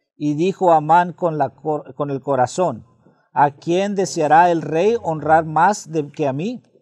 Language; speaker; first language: Spanish; early bilingual, heritage; Spanish